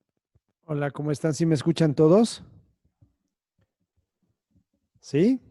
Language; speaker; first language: Spanish; native; Spanish